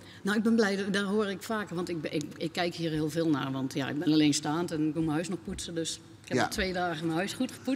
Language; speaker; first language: Dutch; native; Dutch